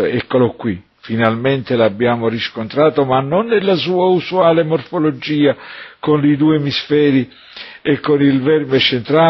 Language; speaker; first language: Italian; native; Italian